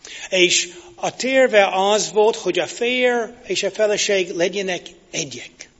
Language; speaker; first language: Hungarian; non-native, fluent; English